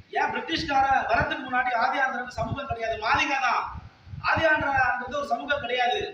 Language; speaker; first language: Tamil; non-native, local second language; Telugu